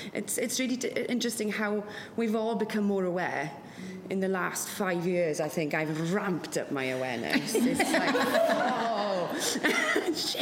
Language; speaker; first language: English; non-native, local second language; Welsh